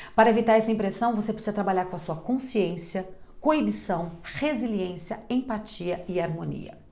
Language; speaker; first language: Portuguese; native; Portuguese